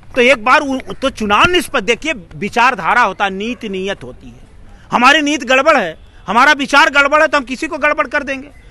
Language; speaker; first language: Hindi; native; Hindi